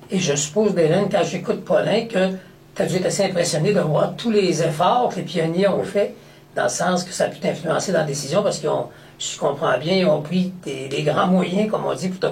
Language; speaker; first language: French; native; French